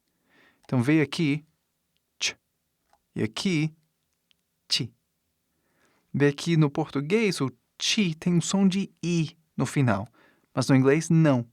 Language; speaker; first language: Portuguese; non-native, fluent; English